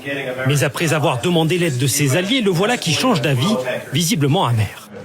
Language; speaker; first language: French; native; French